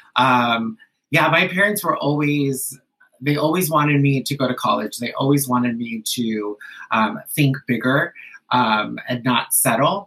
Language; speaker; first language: English; early bilingual, other home language; Spanish